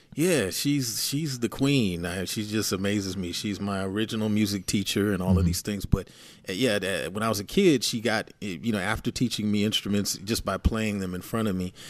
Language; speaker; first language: English; native; English